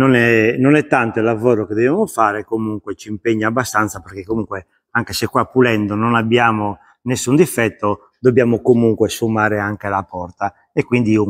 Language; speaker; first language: Italian; native; Italian